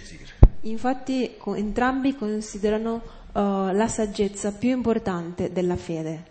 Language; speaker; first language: Italian; native; Italian